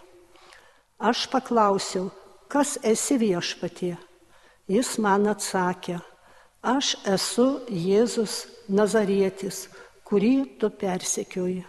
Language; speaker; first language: Lithuanian; native; Lithuanian